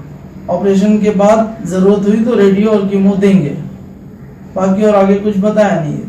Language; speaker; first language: Hindi; native; Hindi